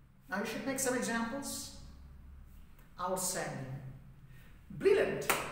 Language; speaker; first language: English; non-native, fluent; Persian